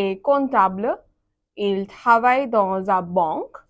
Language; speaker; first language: French; non-native, learner; Bangla